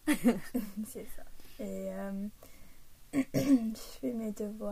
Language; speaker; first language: French; early bilingual, heritage; English